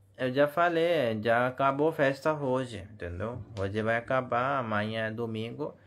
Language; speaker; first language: Portuguese; non-native, learner; Hindi